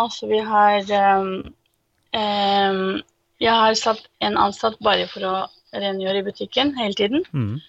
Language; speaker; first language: Norwegian; early bilingual, other home language; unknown